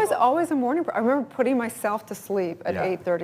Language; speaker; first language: English; native; English